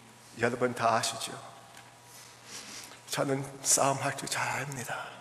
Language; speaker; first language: Korean; early bilingual, heritage; English